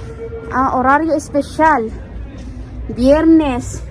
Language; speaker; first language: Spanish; non-native, learner; Filipino